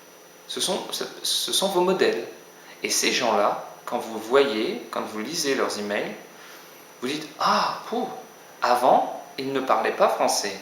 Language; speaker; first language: French; native; French